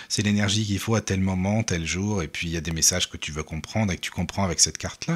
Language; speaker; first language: French; native; French